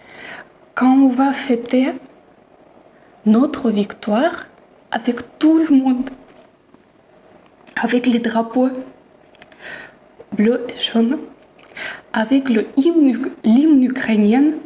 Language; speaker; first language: French; non-native, fluent; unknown